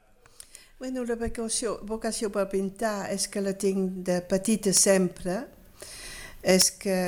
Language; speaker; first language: Catalan; early bilingual, heritage; Catalan